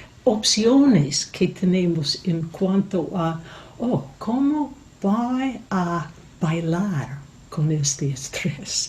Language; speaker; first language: Spanish; non-native, fluent; English